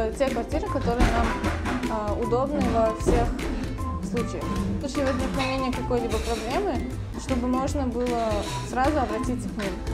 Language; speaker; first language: Russian; non-native, local second language; Uzbek